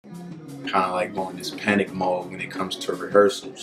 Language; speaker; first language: English; native; English